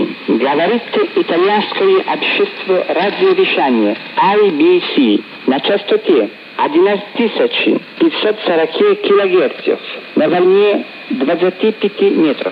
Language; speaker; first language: Russian; non-native, learner; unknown